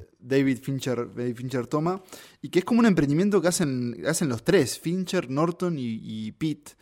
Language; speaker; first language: Spanish; native; Spanish